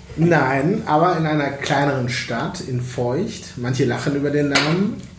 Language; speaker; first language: German; native; German